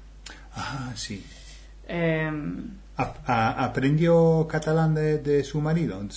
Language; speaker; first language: Spanish; non-native, fluent; English